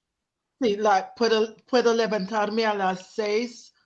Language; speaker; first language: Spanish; non-native, learner; English